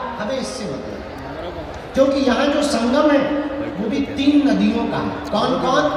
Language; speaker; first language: Hindi; native; Hindi